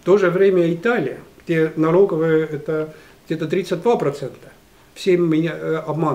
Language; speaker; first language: Russian; non-native, local second language; Estonian